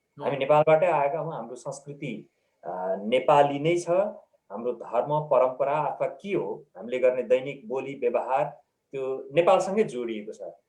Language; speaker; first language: Nepali; native; Nepali